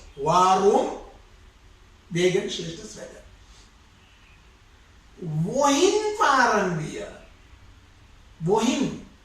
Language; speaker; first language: German; non-native, fluent; Sinhala